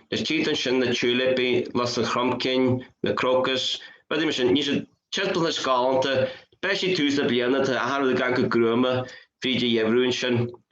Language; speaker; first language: Irish; native; Irish